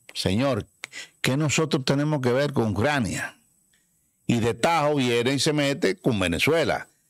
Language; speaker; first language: Spanish; native; Spanish